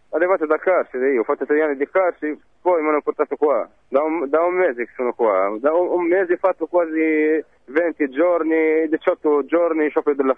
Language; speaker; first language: Italian; non-native, fluent; Arabic